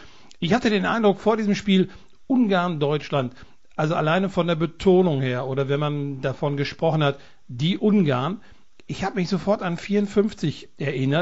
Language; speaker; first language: German; native; German